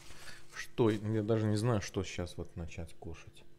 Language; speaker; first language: Russian; non-native, local second language; Azerbaijani